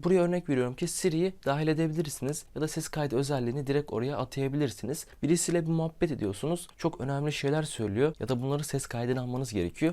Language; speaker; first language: Turkish; native; Turkish